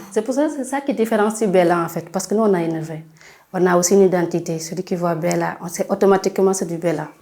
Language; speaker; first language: French; non-native, local second language; Fula